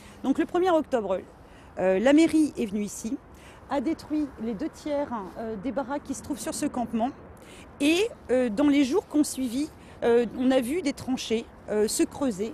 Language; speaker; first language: French; native; French